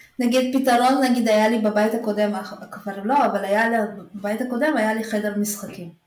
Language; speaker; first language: Hebrew; early bilingual, other home language; Russian